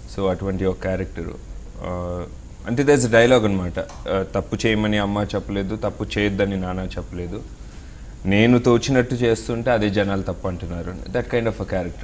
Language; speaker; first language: Telugu; native; Telugu